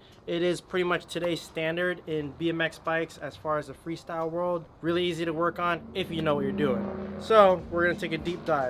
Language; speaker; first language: English; native; English